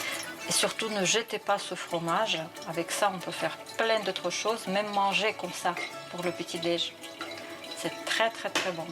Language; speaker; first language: French; non-native, fluent; Russian